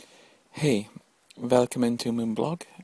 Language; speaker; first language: Swedish; non-native, learner; English